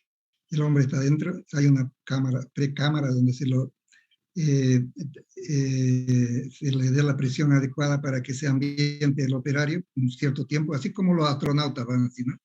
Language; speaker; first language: Spanish; native; Spanish